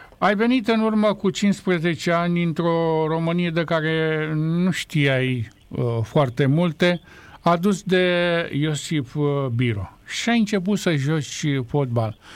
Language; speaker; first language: Romanian; native; Romanian